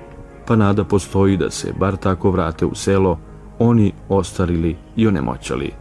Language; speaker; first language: Bosnian; native; Bosnian